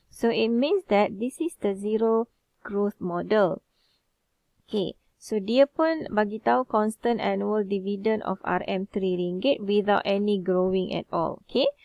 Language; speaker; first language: English; non-native, local second language; Malay